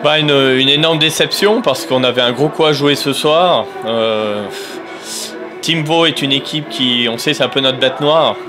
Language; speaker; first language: French; native; French